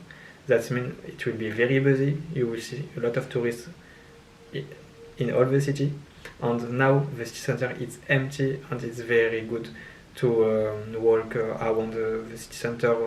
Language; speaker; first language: English; non-native, learner; French